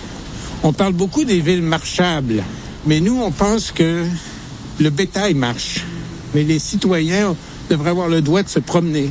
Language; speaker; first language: French; native; French